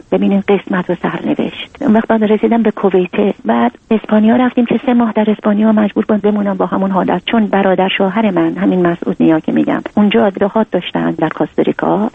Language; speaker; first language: Persian; native; Persian